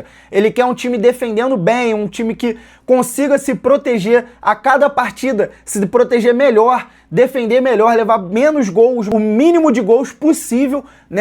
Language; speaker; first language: Portuguese; native; Portuguese